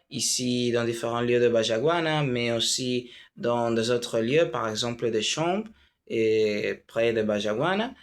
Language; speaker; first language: French; non-native, learner; Spanish